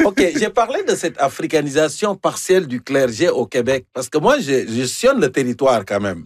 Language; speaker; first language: French; native; French